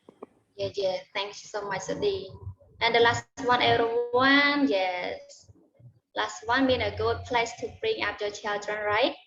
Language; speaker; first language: English; non-native, learner; Khmer